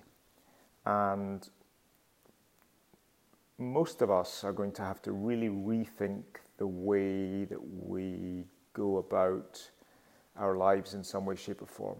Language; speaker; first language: English; native; English